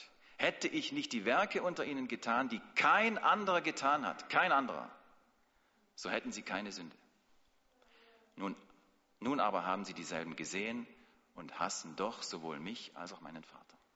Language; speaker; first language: German; native; German